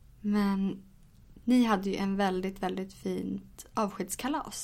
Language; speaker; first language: Swedish; native; Swedish